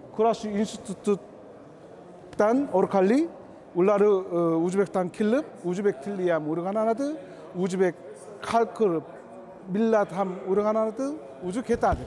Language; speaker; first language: Uzbek; non-native, learner; Korean